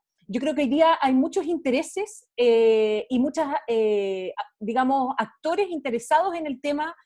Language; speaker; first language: Spanish; native; Spanish